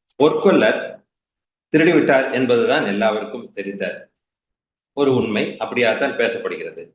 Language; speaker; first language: Tamil; non-native, local second language; Malayalam